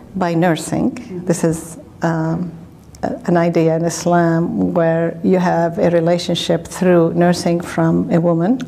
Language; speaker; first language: English; non-native, fluent; Arabic